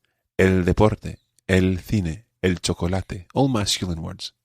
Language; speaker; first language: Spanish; non-native, fluent; English